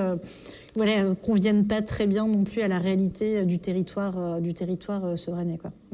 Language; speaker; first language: French; native; French